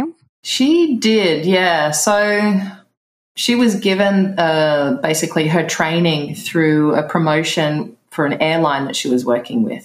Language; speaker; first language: English; native; English